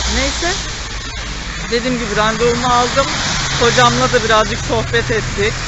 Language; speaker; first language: Turkish; native; Turkish